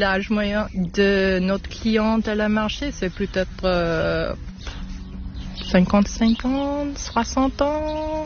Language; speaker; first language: French; non-native, learner; English